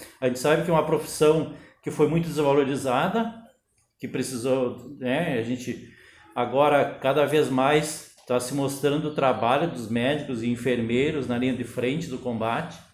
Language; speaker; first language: Portuguese; native; Portuguese